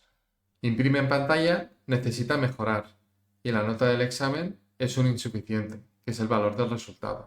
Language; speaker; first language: Spanish; native; Spanish